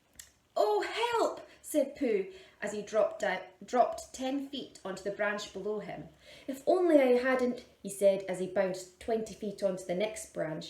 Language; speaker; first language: English; native; English